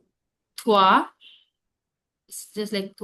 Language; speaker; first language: French; non-native, learner; Hindi